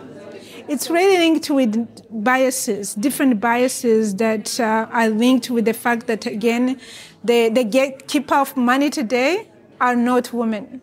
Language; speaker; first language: English; non-native, fluent; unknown